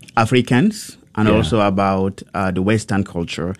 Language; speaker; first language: English; non-native, local second language; Hausa